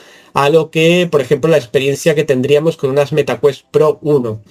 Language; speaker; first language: Spanish; native; Spanish